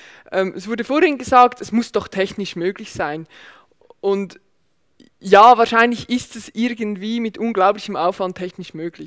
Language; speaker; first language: German; native; German